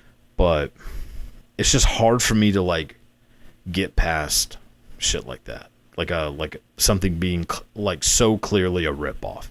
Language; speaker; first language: English; native; English